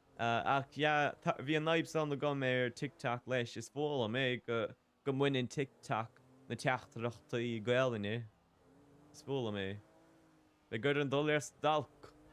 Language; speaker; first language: Irish; native; Irish